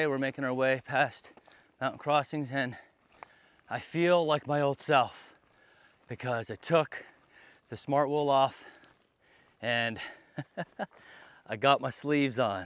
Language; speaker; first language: English; native; English